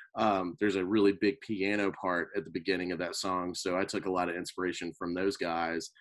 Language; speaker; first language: English; native; English